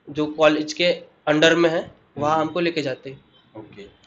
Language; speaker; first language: Hindi; non-native, local second language; Marathi